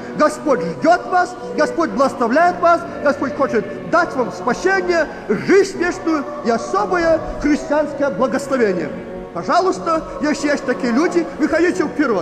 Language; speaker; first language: Russian; native; Russian